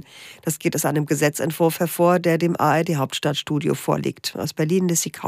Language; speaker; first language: German; native; German